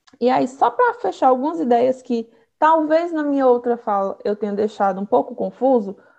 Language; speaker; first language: Portuguese; native; Portuguese